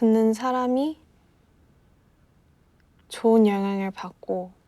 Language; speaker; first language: Korean; non-native, fluent; Japanese